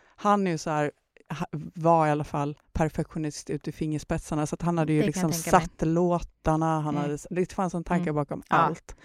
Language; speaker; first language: Swedish; native; Swedish